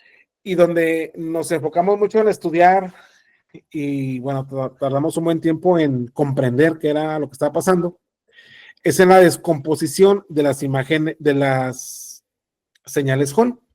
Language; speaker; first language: Spanish; native; Spanish